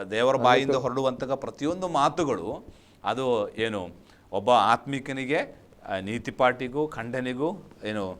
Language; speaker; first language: Kannada; non-native, local second language; Malayalam